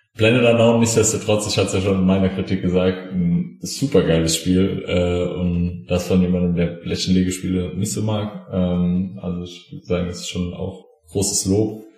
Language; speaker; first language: German; native; German